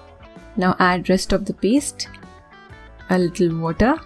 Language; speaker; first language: English; non-native, local second language; Hindi